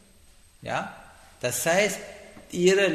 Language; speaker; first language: German; non-native, fluent; Sinhala